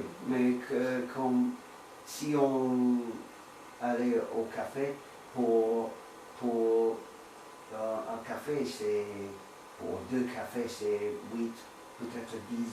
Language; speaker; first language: French; non-native, learner; English